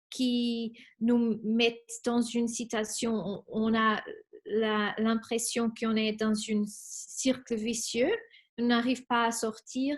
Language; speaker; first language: French; non-native, fluent; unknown